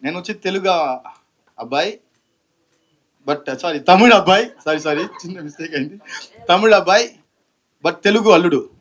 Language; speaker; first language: Telugu; non-native, fluent; Tamil